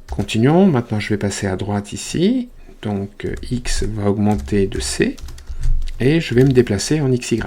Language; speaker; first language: French; native; French